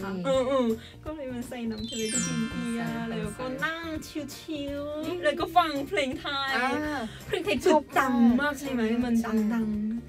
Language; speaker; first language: Thai; non-native, learner; Korean